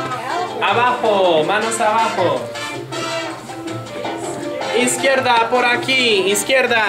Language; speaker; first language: Spanish; non-native, fluent; English